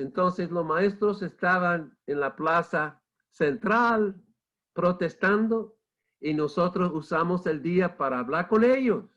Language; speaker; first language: Spanish; non-native, fluent; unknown